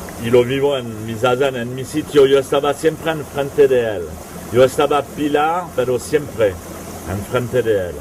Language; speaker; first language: Spanish; non-native, fluent; French